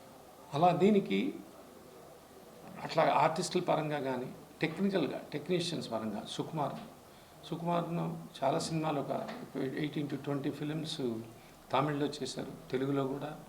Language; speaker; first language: Telugu; native; Telugu